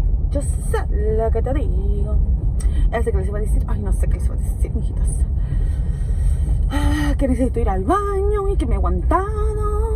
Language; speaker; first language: Spanish; early bilingual, heritage; Spanish